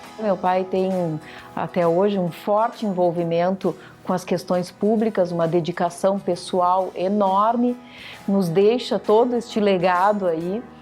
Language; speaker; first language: Portuguese; native; Portuguese